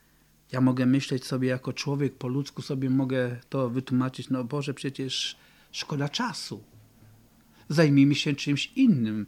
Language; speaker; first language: Polish; native; Polish